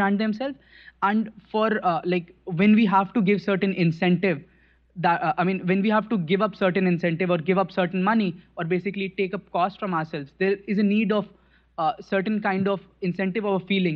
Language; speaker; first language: English; non-native, local second language; Hindi